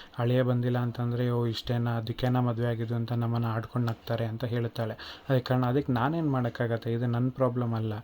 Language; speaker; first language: Kannada; native; Kannada